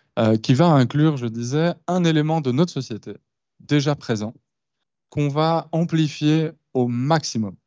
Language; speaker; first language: French; native; French